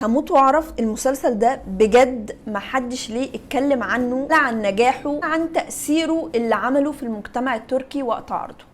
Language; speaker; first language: Arabic; native; Arabic